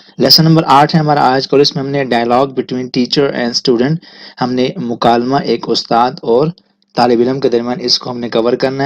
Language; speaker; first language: Urdu; native; Urdu